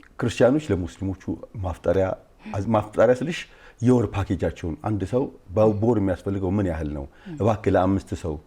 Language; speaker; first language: Amharic; native; Amharic